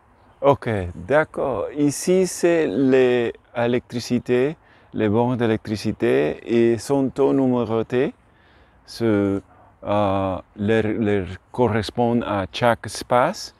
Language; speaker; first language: French; non-native, learner; Spanish